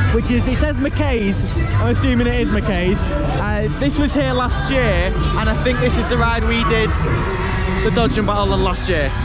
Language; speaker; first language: English; native; English